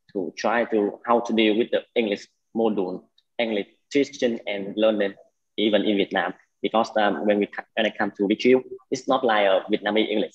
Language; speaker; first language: English; non-native, learner; Vietnamese